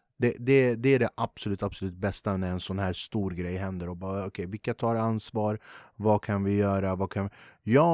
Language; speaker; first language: Swedish; early bilingual, other home language; Kurdish